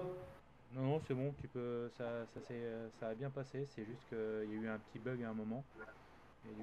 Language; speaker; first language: French; native; French